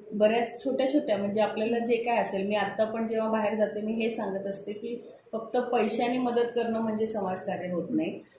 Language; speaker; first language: Marathi; non-native, local second language; Hindi